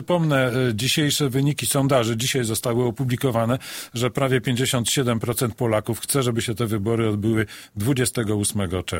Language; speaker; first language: Polish; native; Polish